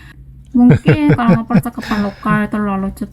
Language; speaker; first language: Indonesian; non-native, learner; Korean